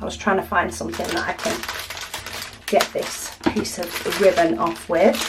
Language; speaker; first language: English; native; English